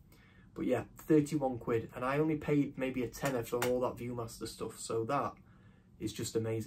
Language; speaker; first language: English; native; English